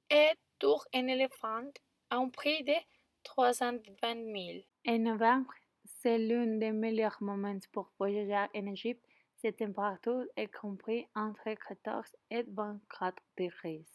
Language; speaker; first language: French; non-native, learner; Spanish